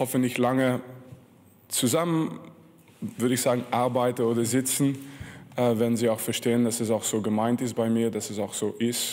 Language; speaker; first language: German; non-native, fluent; French